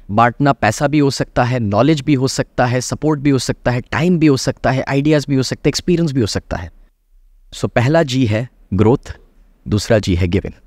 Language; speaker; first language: Hindi; native; Hindi